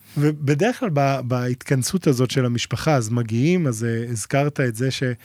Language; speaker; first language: Hebrew; native; Hebrew